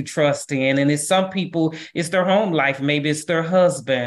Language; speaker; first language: English; native; English